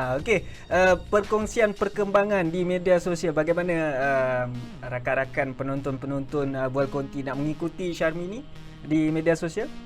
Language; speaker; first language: Malay; native; Malay